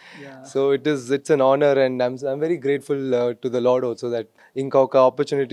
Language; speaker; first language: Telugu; non-native, local second language; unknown